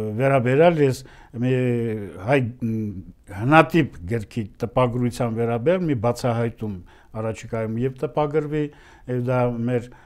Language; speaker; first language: Armenian; native; Armenian